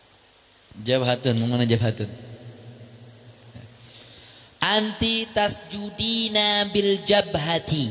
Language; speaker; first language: Arabic; non-native, fluent; Indonesian